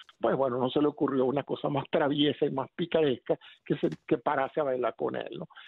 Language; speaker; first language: Spanish; native; Spanish